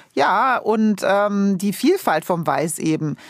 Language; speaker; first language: German; native; German